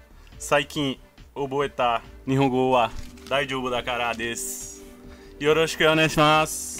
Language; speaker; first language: Japanese; non-native, learner; Portuguese